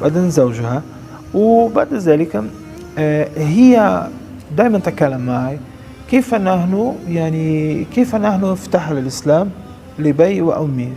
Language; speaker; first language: Arabic; non-native, learner; Portuguese